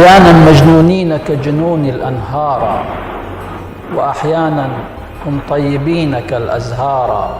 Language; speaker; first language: Arabic; native; Arabic